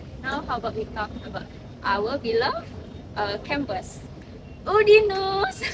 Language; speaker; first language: English; non-native, learner; Indonesian